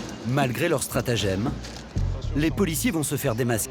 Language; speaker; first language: French; native; French